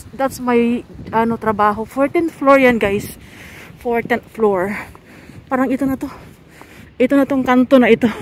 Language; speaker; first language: Filipino; native; Filipino